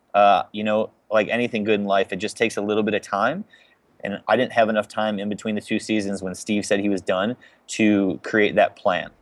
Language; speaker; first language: English; native; English